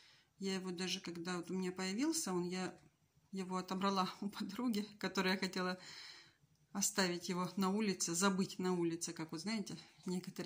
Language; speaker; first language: Russian; native; Russian